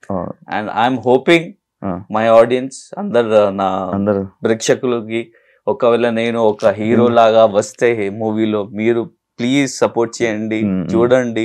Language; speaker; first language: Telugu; non-native, fluent; Urdu